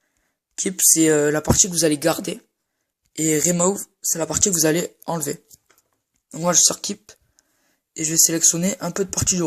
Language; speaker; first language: French; native; French